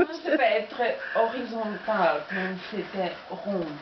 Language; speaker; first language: French; non-native, learner; Czech